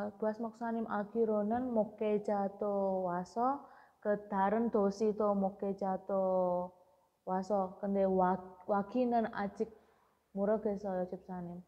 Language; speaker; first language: Korean; non-native, learner; Indonesian